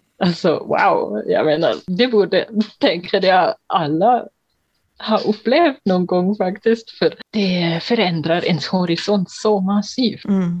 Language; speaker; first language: Swedish; non-native, fluent; German